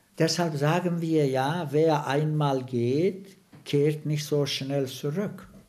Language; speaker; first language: German; non-native, fluent; Turkish